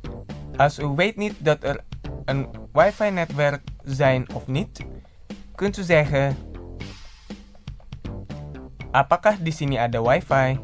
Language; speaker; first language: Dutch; non-native, learner; Indonesian